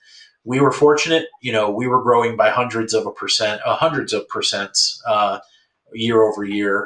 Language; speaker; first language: English; native; English